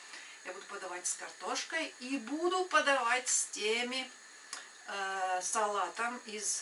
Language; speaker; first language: Russian; non-native, local second language; Latvian